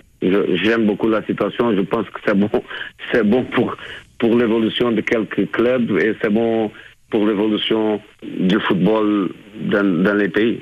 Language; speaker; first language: French; non-native, fluent; Portuguese